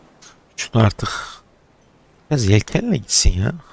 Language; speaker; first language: Turkish; native; Turkish